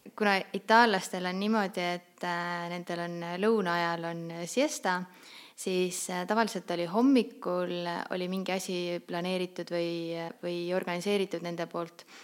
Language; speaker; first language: Estonian; native; Estonian